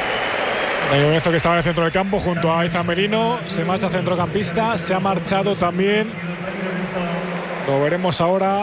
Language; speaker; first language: Spanish; native; Spanish